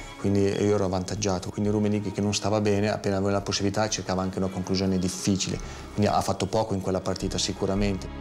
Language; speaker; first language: Italian; native; Italian